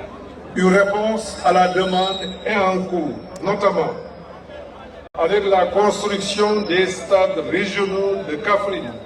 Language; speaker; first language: French; non-native, local second language; Wolof